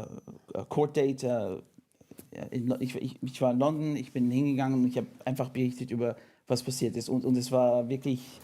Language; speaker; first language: German; non-native, fluent; English